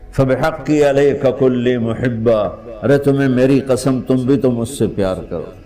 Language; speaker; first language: Urdu; non-native, local second language; Punjabi